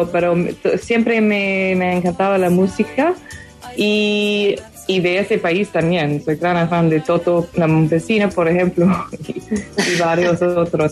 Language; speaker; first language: Spanish; non-native, fluent; English